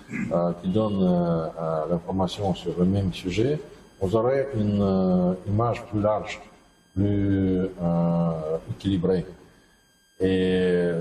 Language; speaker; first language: French; non-native, fluent; Russian